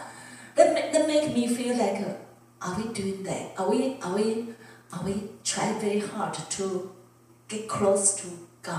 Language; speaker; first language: English; non-native, learner; Chinese